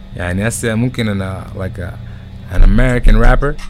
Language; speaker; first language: Arabic; native; Arabic